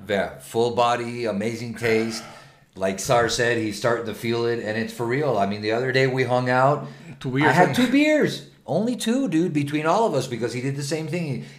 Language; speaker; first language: English; non-native, fluent; Spanish